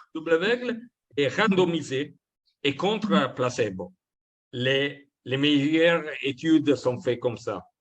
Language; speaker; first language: French; non-native, learner; Italian